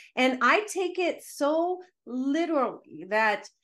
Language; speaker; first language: English; early bilingual, other home language; Spanish